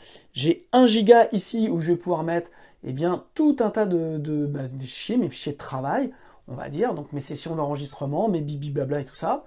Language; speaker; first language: French; native; French